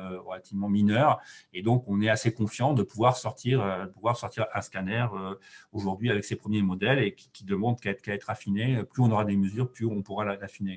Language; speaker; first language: French; native; French